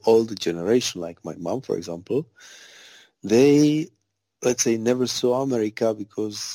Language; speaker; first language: English; non-native, fluent; Czech